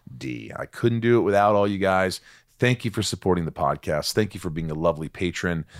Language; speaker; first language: English; native; English